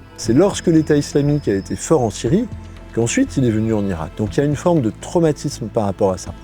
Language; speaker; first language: French; native; French